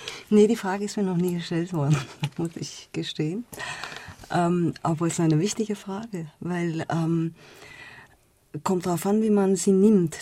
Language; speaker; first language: German; non-native, fluent; Persian